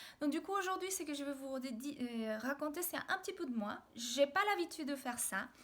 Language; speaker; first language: French; non-native, fluent; Spanish